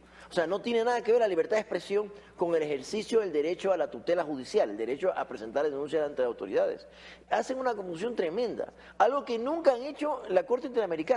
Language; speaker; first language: Spanish; native; Spanish